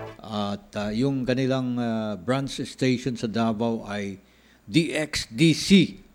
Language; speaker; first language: Filipino; non-native, local second language; Cebuano